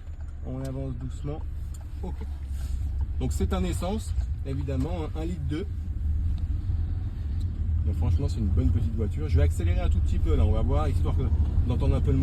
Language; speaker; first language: French; native; French